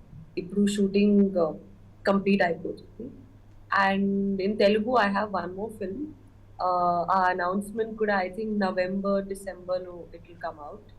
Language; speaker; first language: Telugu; non-native, learner; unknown